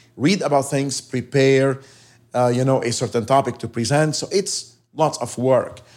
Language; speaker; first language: English; non-native, fluent; Arabic